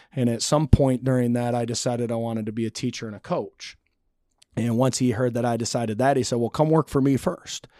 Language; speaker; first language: English; native; English